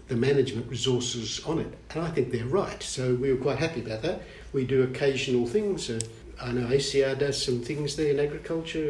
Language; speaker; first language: English; native; English